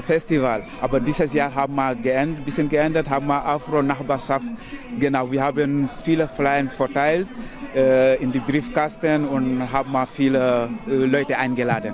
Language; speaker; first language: German; non-native, learner; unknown